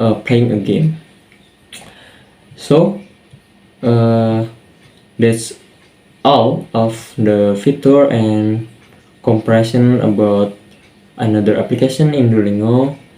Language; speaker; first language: English; non-native, learner; Indonesian